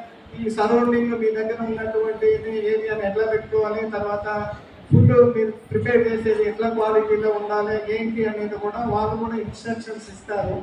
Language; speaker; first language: Telugu; native; Telugu